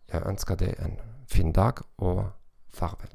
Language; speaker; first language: Norwegian; non-native, learner; German